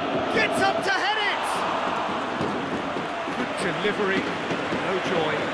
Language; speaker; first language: English; native; English